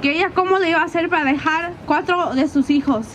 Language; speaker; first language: Spanish; early bilingual, heritage; Spanish